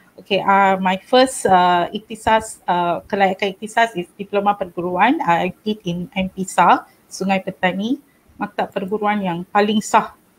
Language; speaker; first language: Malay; non-native, local second language; Tamil